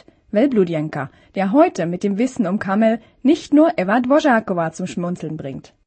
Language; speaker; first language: German; native; German